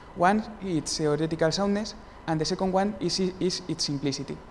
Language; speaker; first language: English; non-native, fluent; Spanish